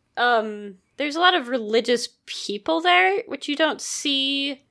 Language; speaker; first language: English; native; English